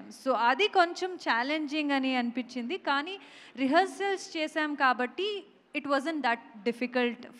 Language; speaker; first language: Telugu; non-native, local second language; Kannada